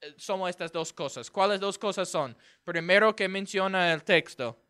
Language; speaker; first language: Spanish; non-native, fluent; English